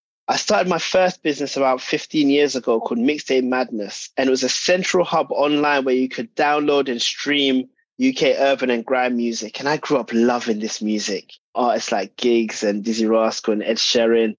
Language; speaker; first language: English; native; English